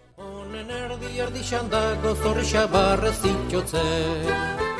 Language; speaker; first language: Basque; non-native, learner; French